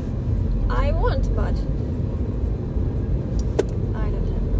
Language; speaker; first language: English; non-native, learner; Russian